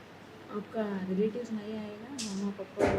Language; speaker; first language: Hindi; non-native, local second language; Telugu